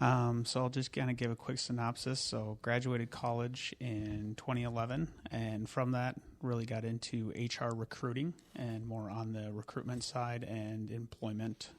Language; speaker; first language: English; native; English